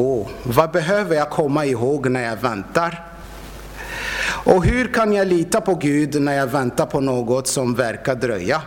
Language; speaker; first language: Swedish; non-native, fluent; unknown